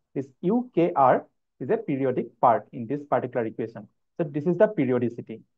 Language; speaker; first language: English; non-native, local second language; Assamese